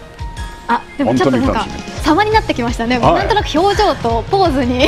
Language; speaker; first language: Japanese; native; Japanese